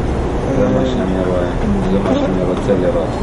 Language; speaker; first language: Hebrew; non-native, learner; Russian